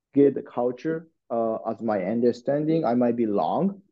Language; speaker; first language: English; non-native, learner; Japanese